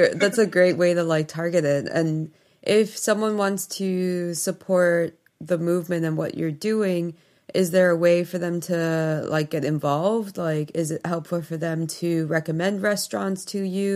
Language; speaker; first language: English; native; English